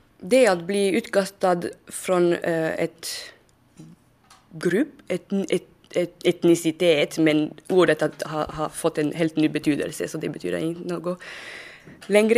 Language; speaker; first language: Swedish; non-native, fluent; French